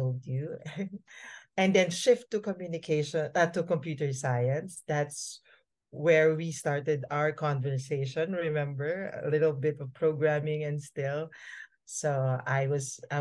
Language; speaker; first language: English; non-native, local second language; Filipino